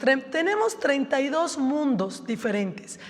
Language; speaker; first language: Spanish; native; Spanish